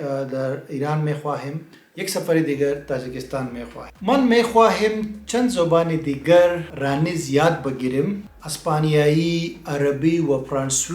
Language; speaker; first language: Persian; non-native, learner; Pashto